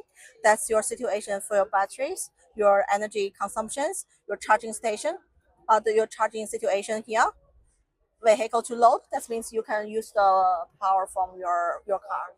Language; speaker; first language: English; non-native, fluent; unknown